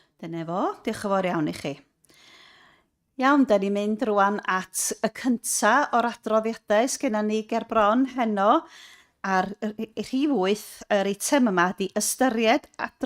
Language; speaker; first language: Welsh; native; Welsh